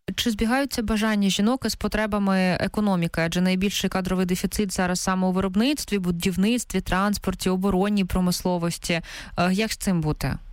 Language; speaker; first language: Ukrainian; native; Ukrainian